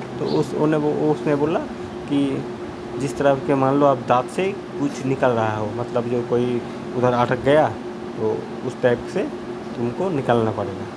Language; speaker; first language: Hindi; non-native, local second language; Bangla